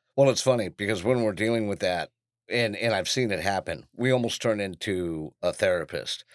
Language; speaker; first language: English; native; English